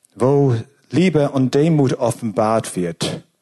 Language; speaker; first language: German; non-native, fluent; English